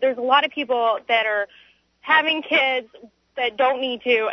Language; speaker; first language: English; native; English